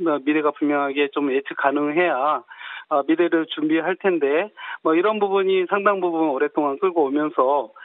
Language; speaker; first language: Korean; native; Korean